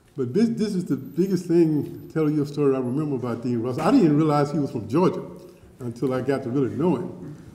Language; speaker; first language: English; native; English